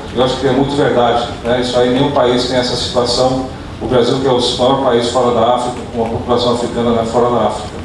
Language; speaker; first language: Portuguese; early bilingual, other home language; Dutch